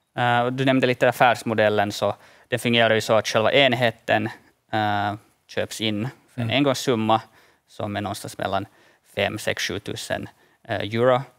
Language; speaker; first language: Swedish; native; Swedish